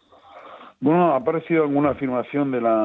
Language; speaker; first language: Spanish; native; Spanish